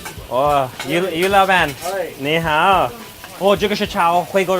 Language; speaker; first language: Chinese; non-native, learner; English